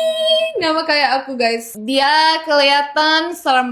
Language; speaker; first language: Indonesian; non-native, fluent; Korean